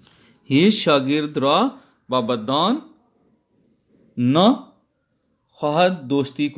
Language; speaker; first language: Persian; non-native, fluent; Urdu